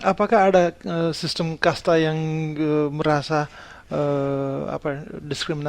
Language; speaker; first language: Indonesian; non-native, fluent; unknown